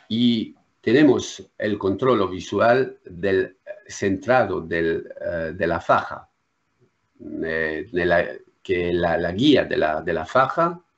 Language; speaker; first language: Spanish; non-native, learner; French